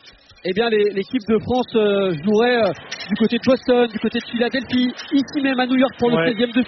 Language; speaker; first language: French; native; French